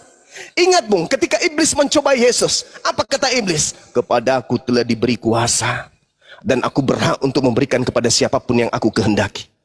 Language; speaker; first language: Indonesian; native; Indonesian